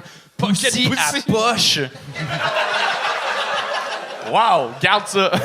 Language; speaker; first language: French; native; French